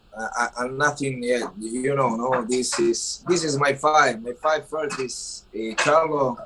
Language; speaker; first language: English; non-native, learner; Spanish